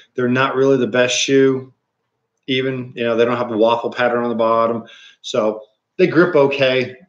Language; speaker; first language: English; native; English